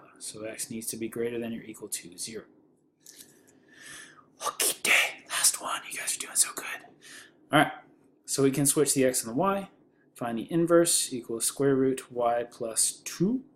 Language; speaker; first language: English; native; English